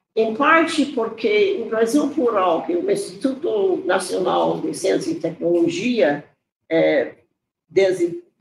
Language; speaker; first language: Portuguese; non-native, fluent; English